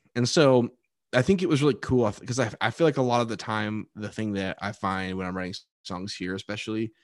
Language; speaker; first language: English; native; English